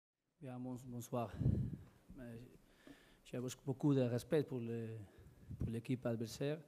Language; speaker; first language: French; non-native, fluent; Spanish